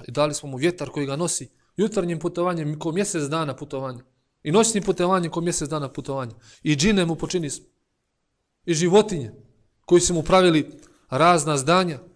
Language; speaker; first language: Bosnian; native; Bosnian